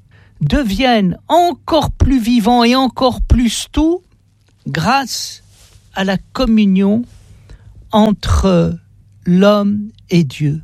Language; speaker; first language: French; native; French